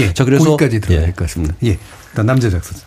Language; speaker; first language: Korean; native; Korean